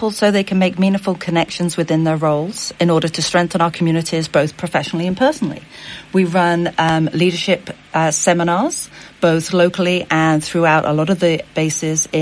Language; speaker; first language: English; native; English